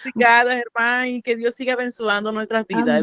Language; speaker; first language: Portuguese; non-native, learner; Spanish